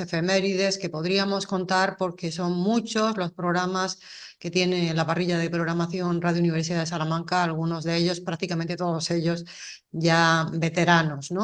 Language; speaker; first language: Spanish; native; Spanish